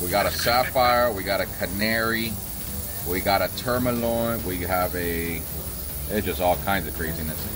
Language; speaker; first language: English; early bilingual, other home language; Spanish